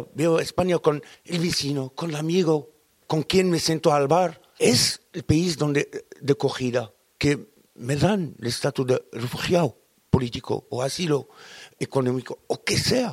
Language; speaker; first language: Spanish; non-native, fluent; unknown